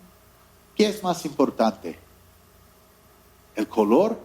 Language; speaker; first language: Spanish; non-native, fluent; English